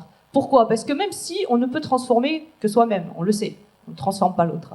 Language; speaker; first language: French; native; French